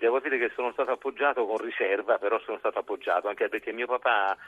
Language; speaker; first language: Italian; native; Italian